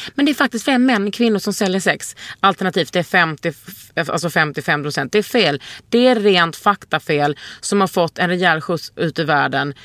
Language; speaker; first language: Swedish; native; Swedish